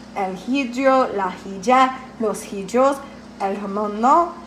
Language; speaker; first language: Spanish; non-native, learner; English